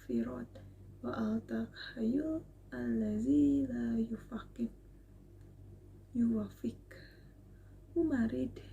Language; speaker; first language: Arabic; non-native, learner; Indonesian